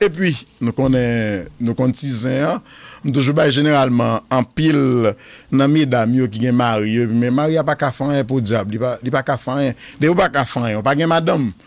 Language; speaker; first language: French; non-native, local second language; Haitian Creole